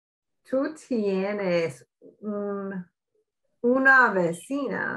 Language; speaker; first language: Spanish; non-native, learner; English